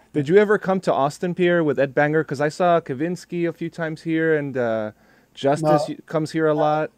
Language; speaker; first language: English; early bilingual, other home language; Spanish